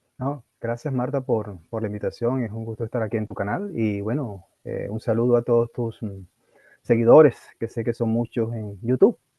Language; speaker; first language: Spanish; native; Spanish